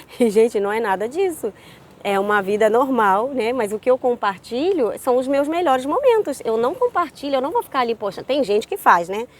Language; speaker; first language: Portuguese; native; Portuguese